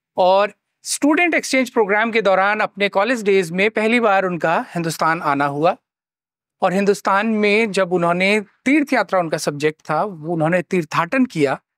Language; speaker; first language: Hindi; native; Hindi